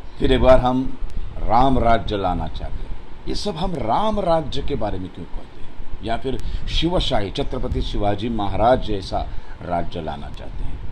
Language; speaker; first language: Hindi; non-native, local second language; Marathi